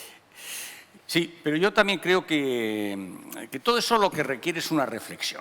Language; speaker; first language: Spanish; native; Spanish